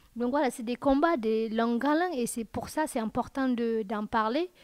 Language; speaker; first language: French; non-native, local second language; Fula